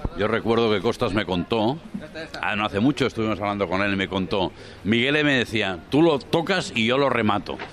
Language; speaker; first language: Spanish; non-native, local second language; Catalan